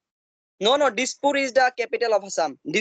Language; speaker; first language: English; non-native, learner; Assamese